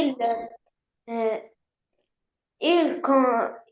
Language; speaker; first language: French; non-native, learner; Arabic